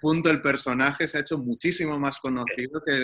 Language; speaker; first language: Spanish; native; Spanish